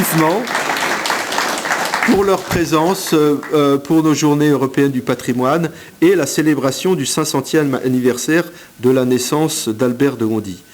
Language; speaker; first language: French; native; French